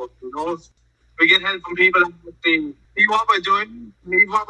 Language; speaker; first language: English; native; English